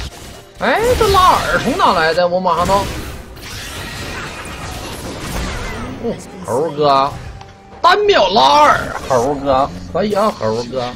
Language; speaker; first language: Chinese; native; Chinese